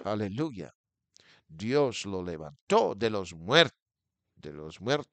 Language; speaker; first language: Spanish; non-native, fluent; English